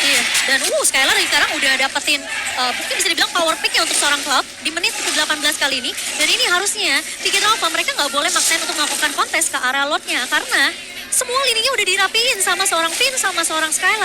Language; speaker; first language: Indonesian; native; Indonesian